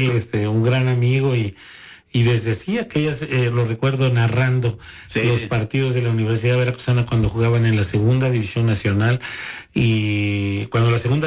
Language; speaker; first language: Spanish; native; Spanish